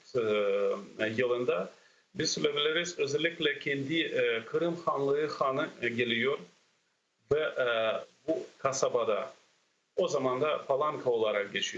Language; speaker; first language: Turkish; non-native, fluent; Ukrainian